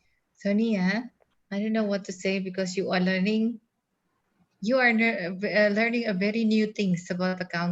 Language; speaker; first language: English; non-native, fluent; Indonesian